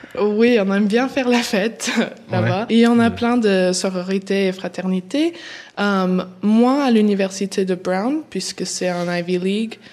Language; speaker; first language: French; early bilingual, heritage; English